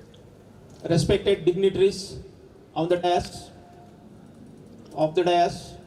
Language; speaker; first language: English; non-native, local second language; Telugu